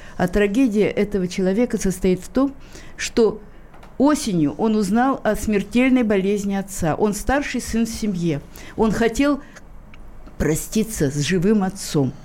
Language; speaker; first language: Russian; native; Russian